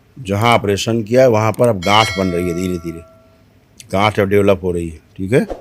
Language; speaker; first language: Hindi; native; Hindi